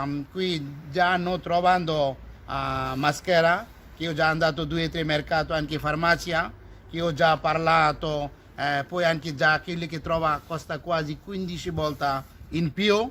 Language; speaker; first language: Italian; non-native, learner; Bangla